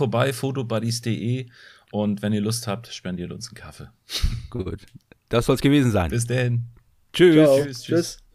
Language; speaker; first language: German; native; German